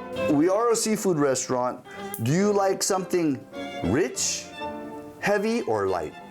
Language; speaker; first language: English; early bilingual, other home language; Korean